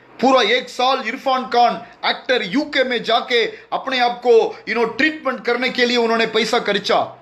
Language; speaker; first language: Hindi; non-native, local second language; Tamil